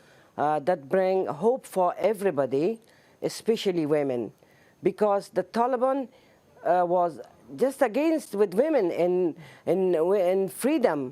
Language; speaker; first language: English; non-native, learner; Persian